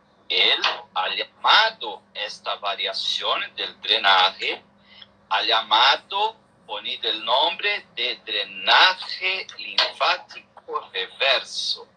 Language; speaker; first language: Spanish; non-native, learner; Portuguese